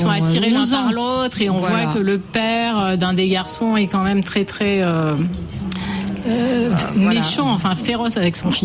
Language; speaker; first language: French; native; French